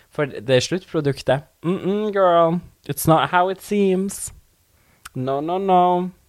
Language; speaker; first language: Norwegian; non-native, local second language; Northern Sami